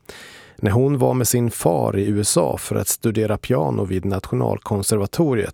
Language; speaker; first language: Swedish; native; Swedish